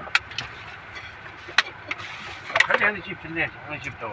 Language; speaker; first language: Arabic; native; Arabic